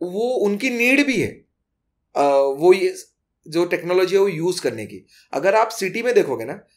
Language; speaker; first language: Hindi; non-native, local second language; Marathi